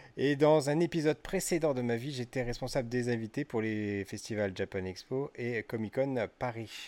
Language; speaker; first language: French; early bilingual, other home language; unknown